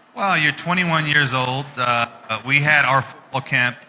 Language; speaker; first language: English; native; English